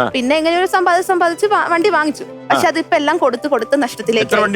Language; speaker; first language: Malayalam; native; Malayalam